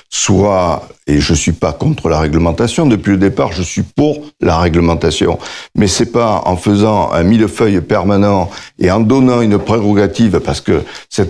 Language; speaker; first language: French; native; French